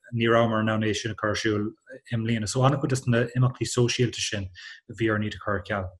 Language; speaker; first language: Irish; non-native, local second language; English